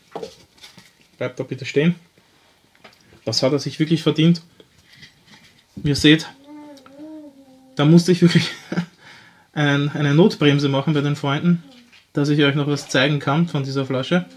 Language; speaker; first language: German; native; German